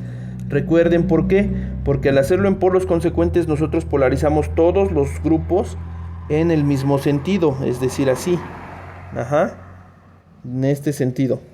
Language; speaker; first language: Spanish; native; Spanish